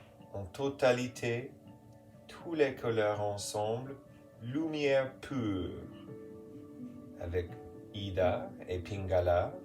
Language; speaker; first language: French; non-native, fluent; English